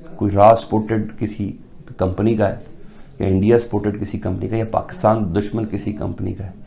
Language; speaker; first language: Urdu; native; Urdu